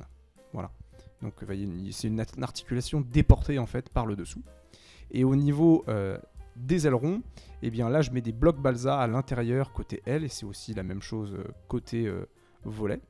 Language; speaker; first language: French; native; French